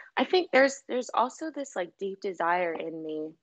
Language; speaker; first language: English; native; English